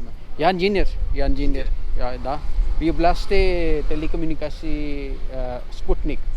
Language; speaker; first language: Russian; non-native, learner; Urdu